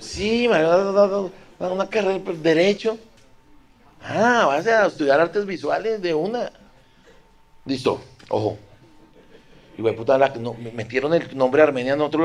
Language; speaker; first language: Spanish; native; Spanish